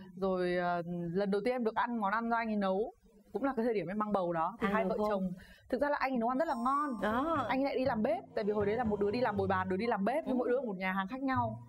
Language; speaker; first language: Vietnamese; native; Vietnamese